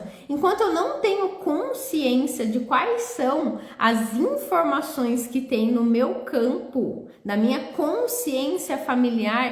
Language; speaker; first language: Portuguese; native; Portuguese